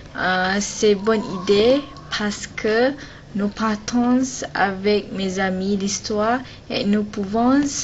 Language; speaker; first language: French; non-native, learner; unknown